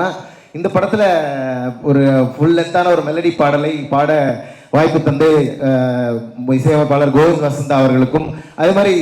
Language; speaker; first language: Tamil; native; Tamil